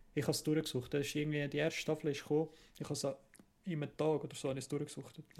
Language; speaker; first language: German; native; German